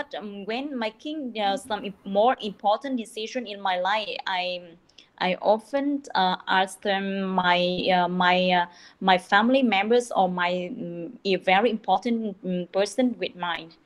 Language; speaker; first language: English; non-native, learner; Vietnamese